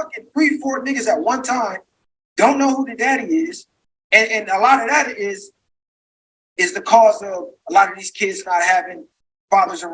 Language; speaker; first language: English; native; English